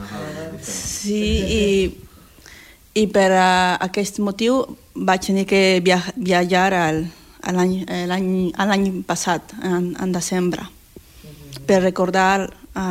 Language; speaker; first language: Catalan; non-native, learner; Spanish